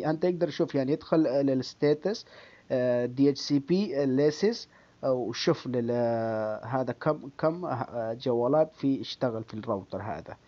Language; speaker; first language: Arabic; non-native, learner; Urdu